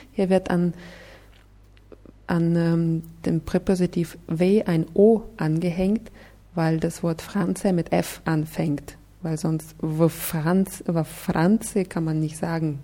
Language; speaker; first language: German; non-native, fluent; Russian